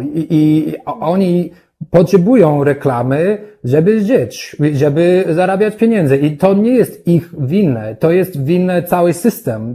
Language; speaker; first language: Polish; non-native, learner; English